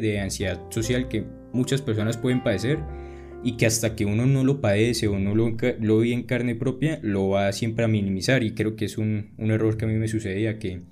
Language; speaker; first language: Spanish; native; Spanish